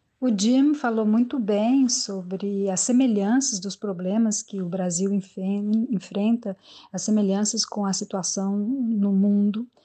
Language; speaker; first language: Portuguese; native; Portuguese